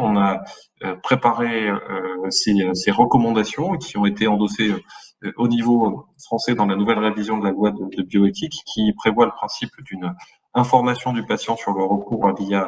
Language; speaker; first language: French; native; French